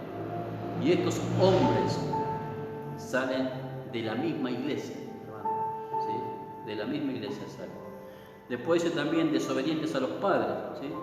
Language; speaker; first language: Spanish; native; Spanish